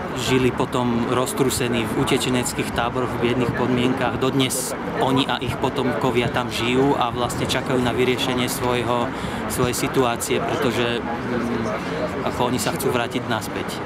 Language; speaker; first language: Slovak; non-native, fluent; Arabic